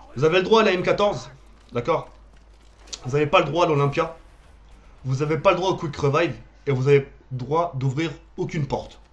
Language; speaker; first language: French; early bilingual, other home language; Arabic